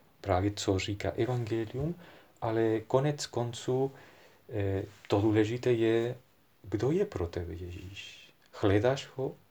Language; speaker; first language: Czech; non-native, fluent; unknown